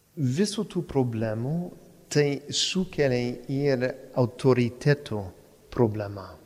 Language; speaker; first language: Lithuanian; non-native, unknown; English